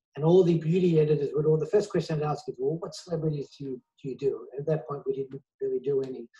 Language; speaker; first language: English; native; English